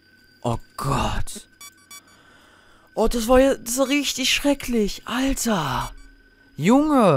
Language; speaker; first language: German; native; German